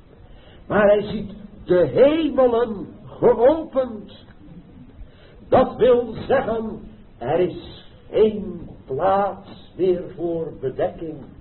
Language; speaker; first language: Dutch; native; Dutch